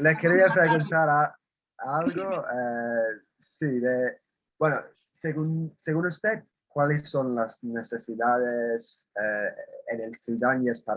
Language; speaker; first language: Spanish; non-native, fluent; English